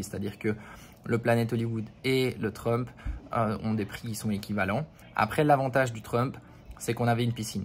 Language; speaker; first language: French; native; French